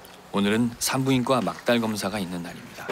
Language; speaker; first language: Korean; native; Korean